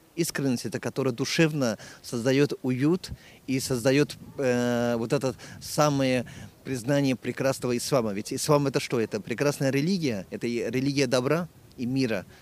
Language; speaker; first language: Russian; non-native, local second language; Tatar